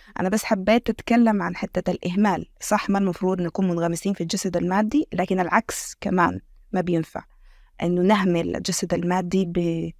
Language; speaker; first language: Arabic; native; Arabic